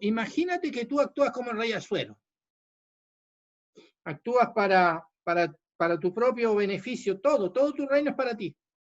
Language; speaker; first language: Spanish; native; Spanish